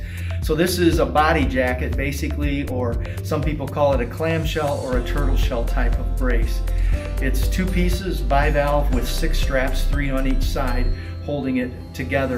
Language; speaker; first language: English; native; English